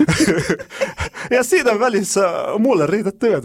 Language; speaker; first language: Finnish; non-native, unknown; Arabic